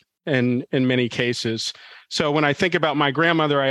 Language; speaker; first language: English; native; English